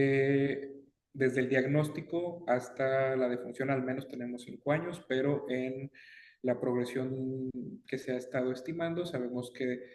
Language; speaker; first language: Spanish; native; Spanish